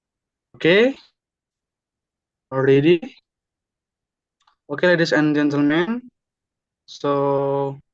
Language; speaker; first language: English; non-native, learner; Indonesian